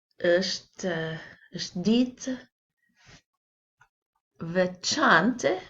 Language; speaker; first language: Albanian; non-native, learner; English